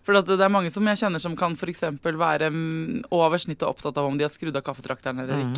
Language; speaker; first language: Norwegian; native; Norwegian